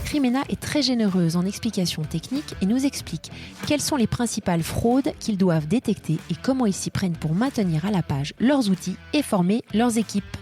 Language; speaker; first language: French; native; French